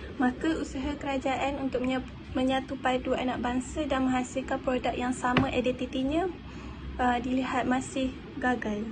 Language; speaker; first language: Malay; native; Malay